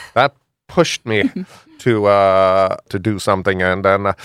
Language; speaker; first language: English; native; English